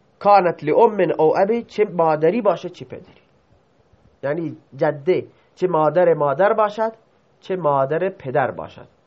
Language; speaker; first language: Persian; non-native, local second language; Baluchi